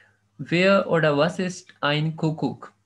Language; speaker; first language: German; non-native, fluent; Urdu